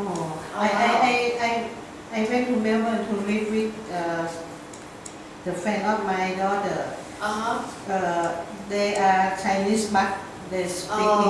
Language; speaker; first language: English; non-native, learner; Thai